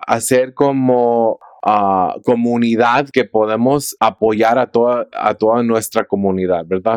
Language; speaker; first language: Spanish; early bilingual, heritage; Spanish